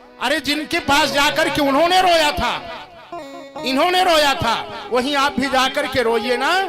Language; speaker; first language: Hindi; native; Hindi